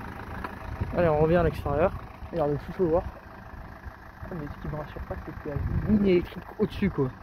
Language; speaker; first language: French; native; French